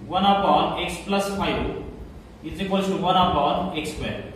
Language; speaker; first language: English; non-native, local second language; Marathi